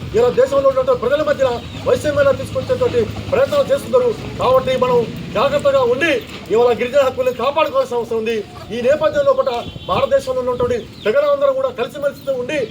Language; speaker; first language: Telugu; non-native, local second language; Lambadi